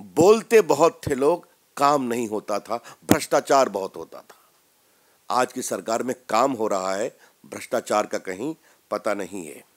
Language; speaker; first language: Hindi; native; Hindi